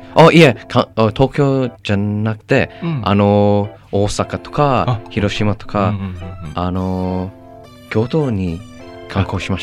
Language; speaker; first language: Japanese; non-native, learner; English